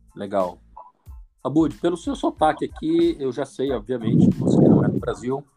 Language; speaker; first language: Portuguese; native; Portuguese